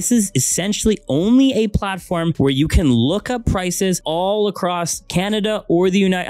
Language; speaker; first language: English; native; English